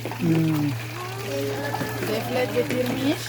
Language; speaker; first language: Turkish; non-native, learner; Spanish